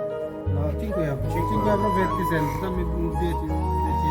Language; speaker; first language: Italian; non-native, learner; Bangla